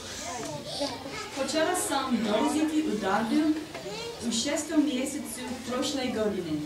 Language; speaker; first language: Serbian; non-native, learner; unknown